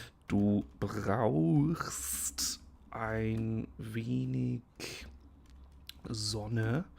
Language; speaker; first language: German; non-native, fluent; English